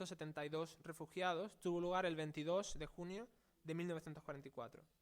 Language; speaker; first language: Spanish; native; Spanish